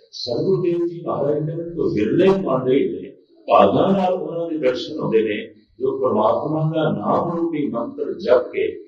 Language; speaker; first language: Urdu; non-native, local second language; Punjabi